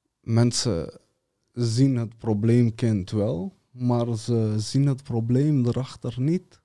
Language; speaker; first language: Dutch; early bilingual, other home language; Serbian